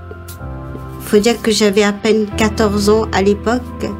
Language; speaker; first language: French; non-native, local second language; Morisyen